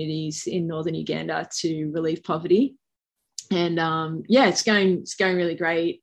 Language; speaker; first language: English; native; English